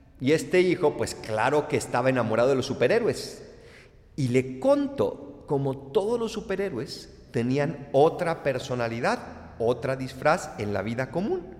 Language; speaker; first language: Spanish; native; Spanish